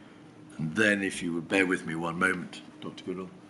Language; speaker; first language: English; native; English